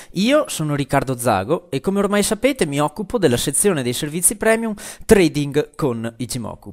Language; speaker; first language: Italian; native; Italian